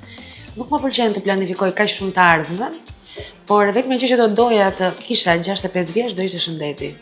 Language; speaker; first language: Albanian; native; Albanian